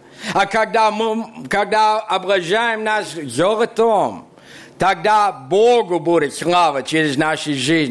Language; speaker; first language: Russian; non-native, fluent; English